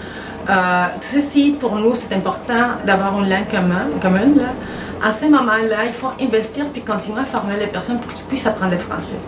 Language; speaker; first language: French; non-native, fluent; Spanish